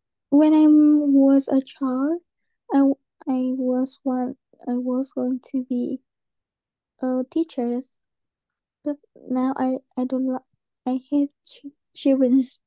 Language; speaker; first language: English; non-native, learner; Vietnamese